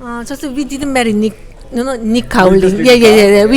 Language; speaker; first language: English; non-native, learner; Korean